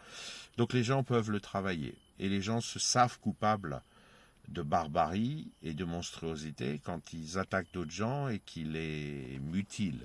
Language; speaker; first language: French; native; French